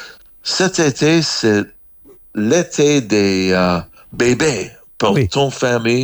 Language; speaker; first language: French; non-native, learner; English